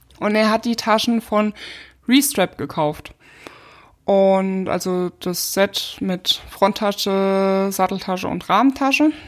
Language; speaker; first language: German; native; German